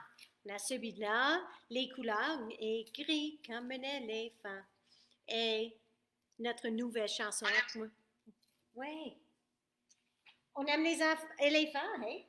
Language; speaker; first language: French; non-native, fluent; English